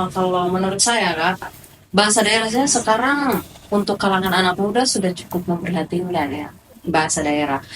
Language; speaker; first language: Indonesian; native; Indonesian